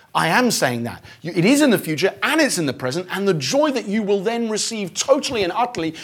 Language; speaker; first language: English; native; English